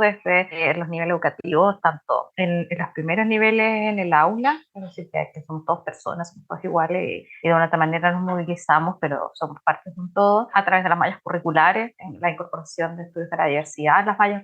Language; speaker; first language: Spanish; native; Spanish